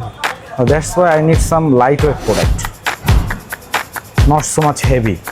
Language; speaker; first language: English; non-native, learner; Bangla